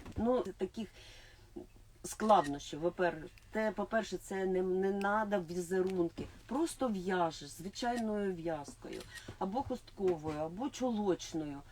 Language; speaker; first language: Ukrainian; non-native, local second language; Russian